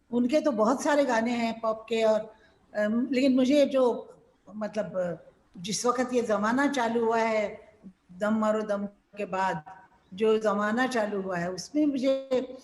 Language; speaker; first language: Hindi; non-native, local second language; Marathi